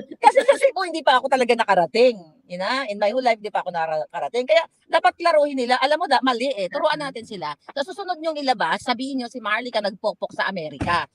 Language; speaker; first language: Filipino; non-native, local second language; Cebuano